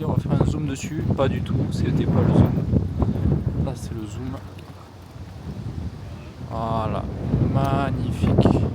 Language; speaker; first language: French; native; French